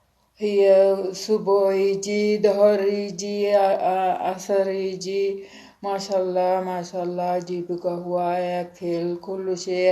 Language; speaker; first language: Arabic; non-native, learner; Sinhala